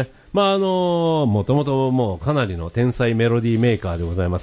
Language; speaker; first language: Japanese; native; Japanese